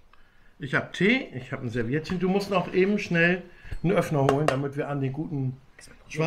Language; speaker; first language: German; native; German